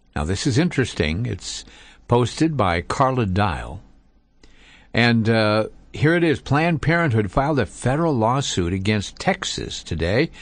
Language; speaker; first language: English; native; English